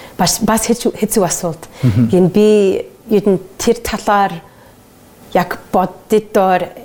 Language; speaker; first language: Mongolian; non-native, fluent; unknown